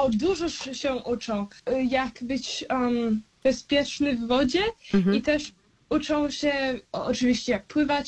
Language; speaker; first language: Polish; early bilingual, heritage; Polish